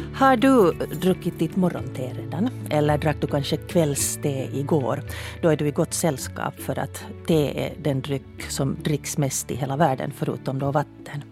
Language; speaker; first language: Swedish; native; Swedish